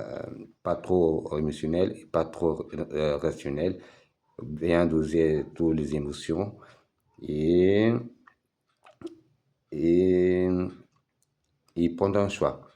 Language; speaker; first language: French; non-native, fluent; Portuguese